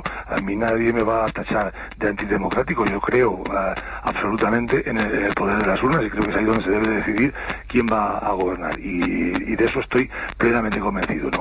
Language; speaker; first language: Spanish; native; Spanish